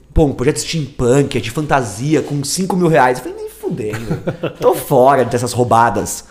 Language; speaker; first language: Portuguese; native; Portuguese